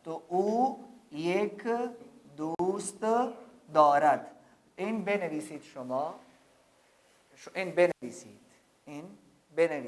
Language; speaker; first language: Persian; non-native, fluent; Urdu